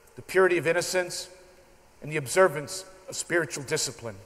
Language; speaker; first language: English; native; English